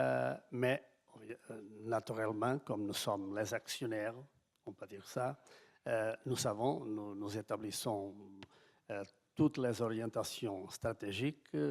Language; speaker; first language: French; non-native, fluent; Portuguese